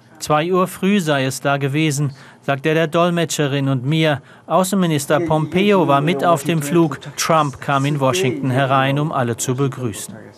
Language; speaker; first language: German; native; German